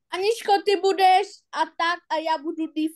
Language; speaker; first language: Czech; non-native, learner; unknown